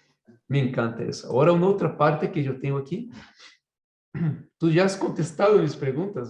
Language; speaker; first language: Spanish; non-native, fluent; Portuguese